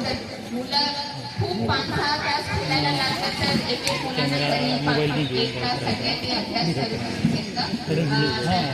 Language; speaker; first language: Marathi; non-native, fluent; Malayalam